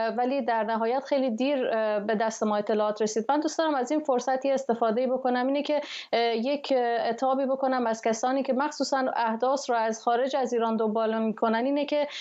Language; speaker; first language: Persian; non-native, local second language; Arabic